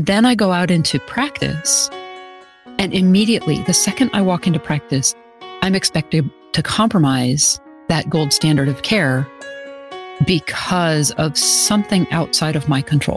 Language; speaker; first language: English; native; English